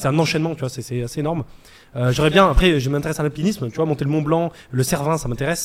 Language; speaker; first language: French; native; French